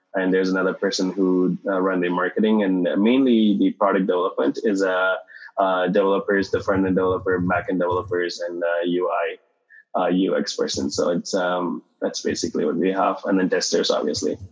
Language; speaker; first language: English; non-native, local second language; Tamil